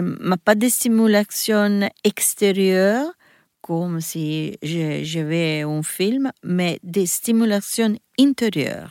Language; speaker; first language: French; non-native, learner; Italian